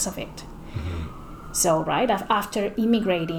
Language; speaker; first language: English; non-native, fluent; Spanish